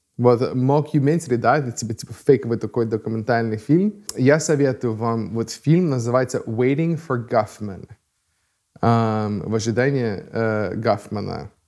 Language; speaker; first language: Russian; non-native, fluent; English